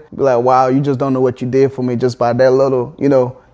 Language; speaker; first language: English; early bilingual, other home language; Akan